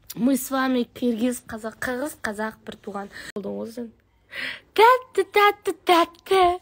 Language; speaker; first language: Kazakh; non-native, local second language; Uzbek